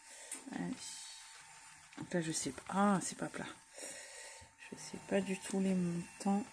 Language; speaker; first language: French; native; French